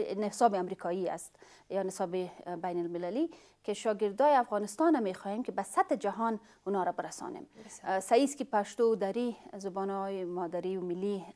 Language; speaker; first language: Persian; non-native, fluent; Pashto